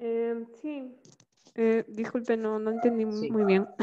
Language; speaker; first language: Spanish; native; Spanish